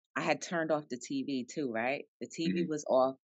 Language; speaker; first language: English; native; English